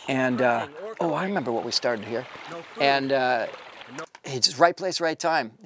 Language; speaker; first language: English; native; English